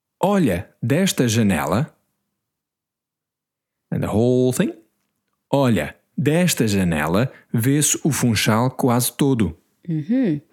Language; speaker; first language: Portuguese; non-native, learner; English